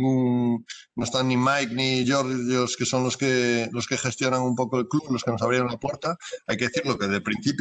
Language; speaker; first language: Spanish; native; Spanish